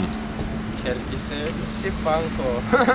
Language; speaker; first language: French; non-native, learner; Portuguese